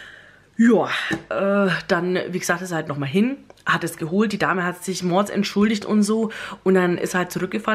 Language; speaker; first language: German; native; German